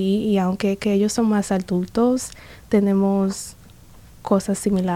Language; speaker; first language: Spanish; early bilingual, other home language; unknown